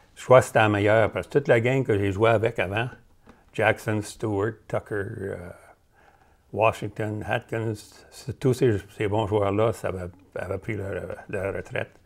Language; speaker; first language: French; native; French